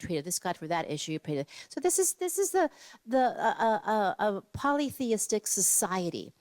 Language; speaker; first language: English; native; English